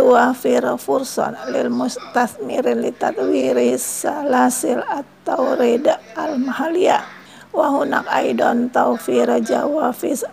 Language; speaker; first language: Arabic; non-native, fluent; Indonesian